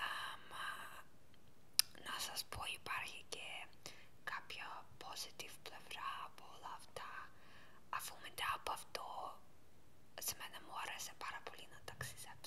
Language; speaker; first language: Greek; non-native, learner; Ukrainian